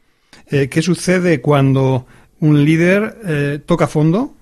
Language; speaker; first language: Spanish; native; Spanish